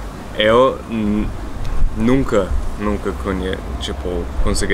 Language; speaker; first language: Portuguese; non-native, fluent; English